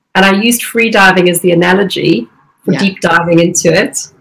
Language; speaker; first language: English; native; English